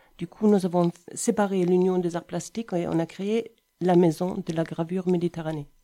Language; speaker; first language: French; non-native, fluent; German